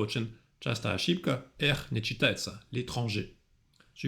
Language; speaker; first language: Russian; non-native, fluent; French